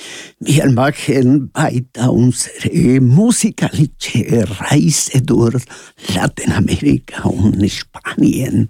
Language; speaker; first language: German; non-native, learner; Spanish